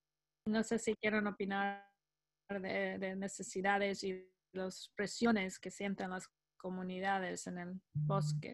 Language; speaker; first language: Spanish; non-native, fluent; English